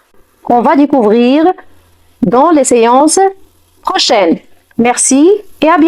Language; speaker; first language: French; non-native, fluent; Arabic